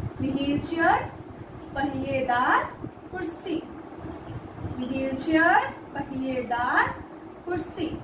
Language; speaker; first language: Hindi; native; Hindi